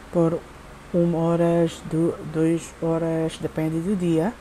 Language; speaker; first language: Portuguese; non-native, learner; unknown